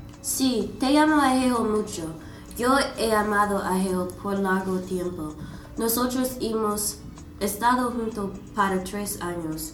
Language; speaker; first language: Spanish; non-native, learner; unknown